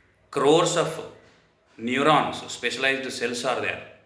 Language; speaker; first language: English; non-native, local second language; Telugu